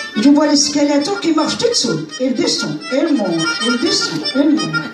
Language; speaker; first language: French; non-native, learner; Arabic